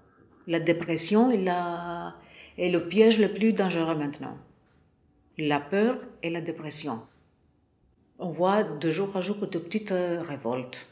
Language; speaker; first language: French; non-native, fluent; Greek